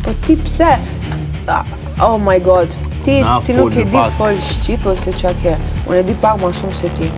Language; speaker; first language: Albanian; early bilingual, heritage; Albanian